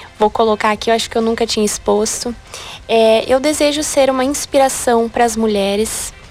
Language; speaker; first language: Portuguese; native; Portuguese